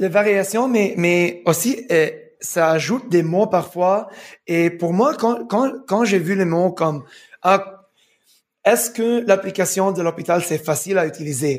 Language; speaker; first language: French; early bilingual, heritage; French